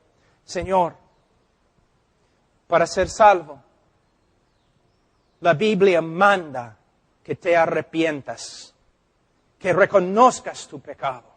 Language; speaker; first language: Spanish; non-native, fluent; English